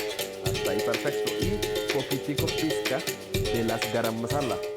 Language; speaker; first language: Spanish; non-native, learner; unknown